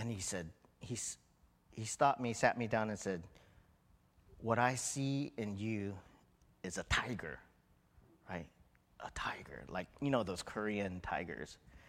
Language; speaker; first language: English; native; English